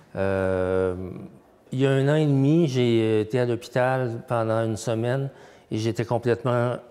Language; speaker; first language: French; native; French